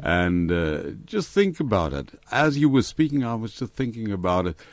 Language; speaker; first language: English; non-native, local second language; Afrikaans